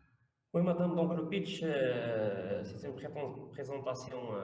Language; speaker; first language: French; non-native, fluent; Arabic